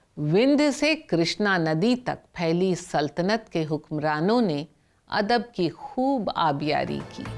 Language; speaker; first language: Urdu; native; Urdu